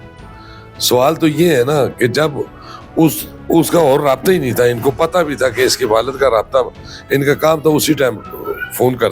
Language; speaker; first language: Urdu; non-native, local second language; Pashto